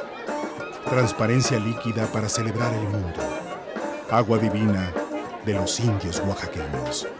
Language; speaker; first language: Spanish; native; Spanish